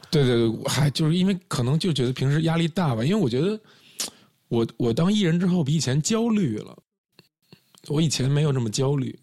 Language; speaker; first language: Chinese; native; Chinese